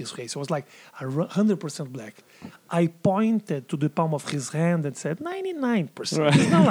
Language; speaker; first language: English; non-native, fluent; Portuguese